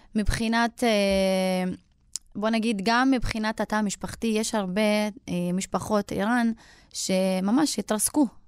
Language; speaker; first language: Hebrew; non-native, local second language; Arabic